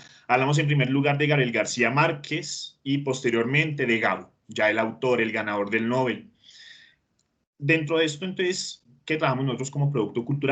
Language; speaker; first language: Spanish; native; Spanish